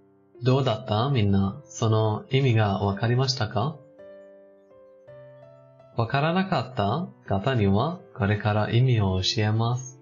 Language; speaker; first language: Japanese; non-native, fluent; Persian